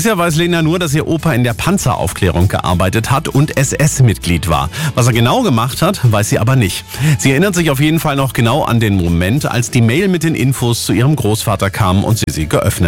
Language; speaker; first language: German; native; German